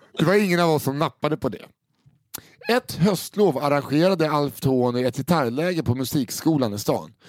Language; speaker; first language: Swedish; native; Swedish